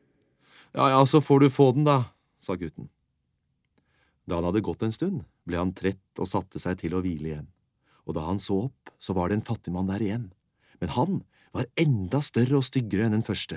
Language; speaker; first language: Norwegian; native; Norwegian